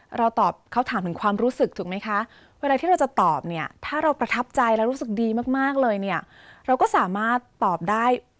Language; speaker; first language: Thai; native; Thai